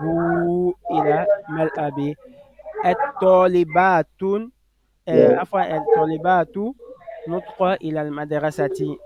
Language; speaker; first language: Arabic; non-native, fluent; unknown